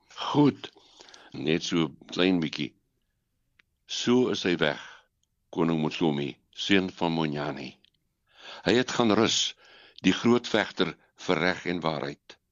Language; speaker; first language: Afrikaans; native; Afrikaans